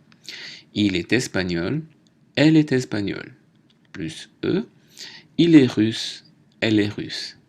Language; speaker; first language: French; native; French